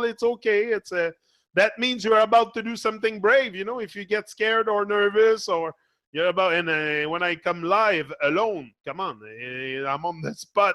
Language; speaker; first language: English; non-native, fluent; French